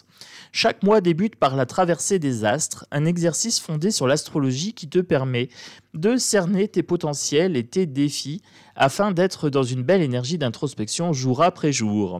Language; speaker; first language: French; native; French